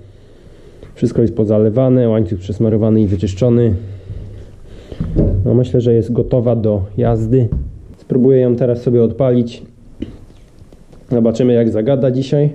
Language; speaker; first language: Polish; native; Polish